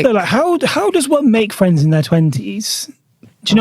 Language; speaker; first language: English; native; English